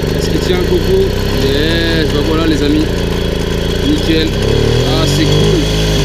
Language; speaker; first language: French; native; French